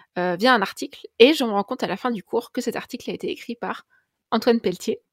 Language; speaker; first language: French; native; French